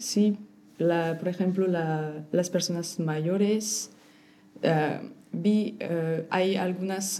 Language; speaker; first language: Spanish; non-native, fluent; French